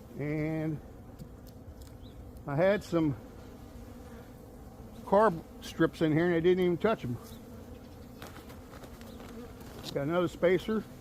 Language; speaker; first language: English; native; English